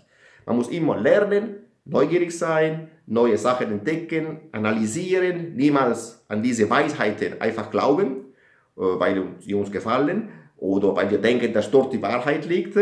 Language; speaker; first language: German; non-native, fluent; Italian